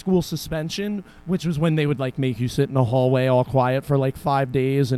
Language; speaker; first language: English; native; English